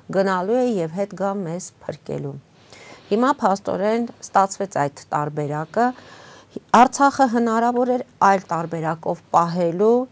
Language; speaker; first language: Armenian; native; Armenian